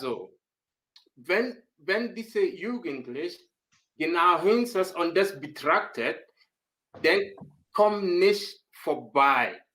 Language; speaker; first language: German; non-native, learner; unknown